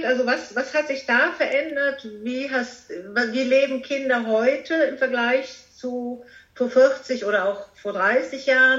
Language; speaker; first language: German; native; German